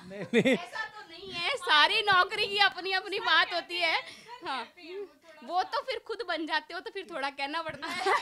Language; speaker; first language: Hindi; native; Hindi